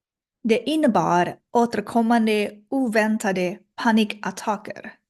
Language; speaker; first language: Swedish; non-native, learner; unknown